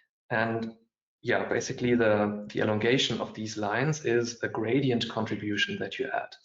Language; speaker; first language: English; non-native, fluent; German